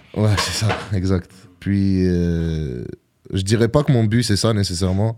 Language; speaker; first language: French; early bilingual, other home language; Arabic